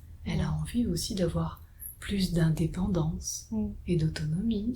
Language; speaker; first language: French; native; French